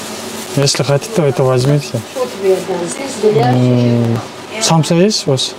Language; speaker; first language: Russian; non-native, learner; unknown